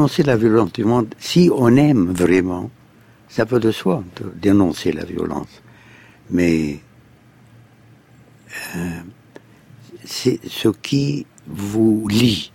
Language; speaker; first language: French; non-native, fluent; Arabic